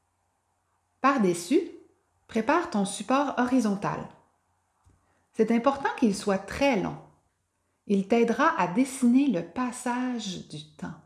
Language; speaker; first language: French; native; French